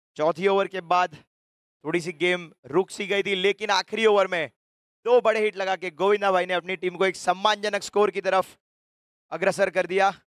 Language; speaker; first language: Hindi; non-native, local second language; Gujarati